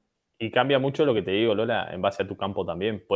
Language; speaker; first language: Spanish; native; Spanish